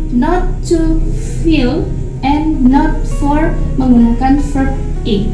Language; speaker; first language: English; non-native, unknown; Indonesian